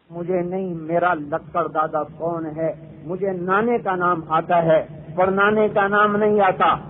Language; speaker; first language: Urdu; non-native, local second language; Punjabi